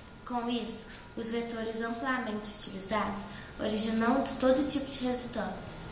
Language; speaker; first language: Portuguese; native; Portuguese